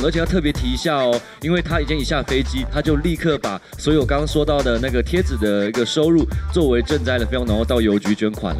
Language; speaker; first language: Chinese; native; Chinese